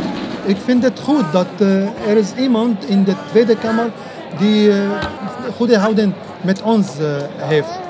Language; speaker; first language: Dutch; non-native, learner; Arabic